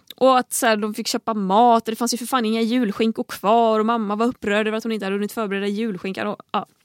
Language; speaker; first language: Swedish; native; Swedish